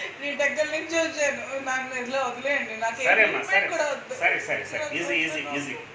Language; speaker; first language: Telugu; native; Telugu